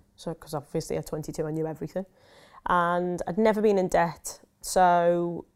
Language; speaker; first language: English; native; English